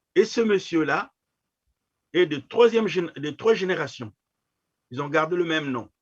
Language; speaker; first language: French; non-native, local second language; Kongo